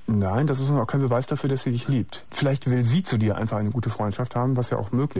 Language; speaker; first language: German; native; German